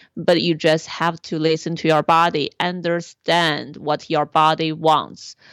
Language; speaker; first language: English; non-native, fluent; Chinese